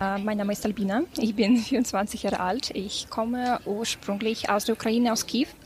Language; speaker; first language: German; non-native, fluent; Ukrainian